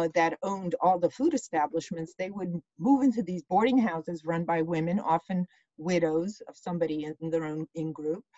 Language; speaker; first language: English; early bilingual, other home language; Ukrainian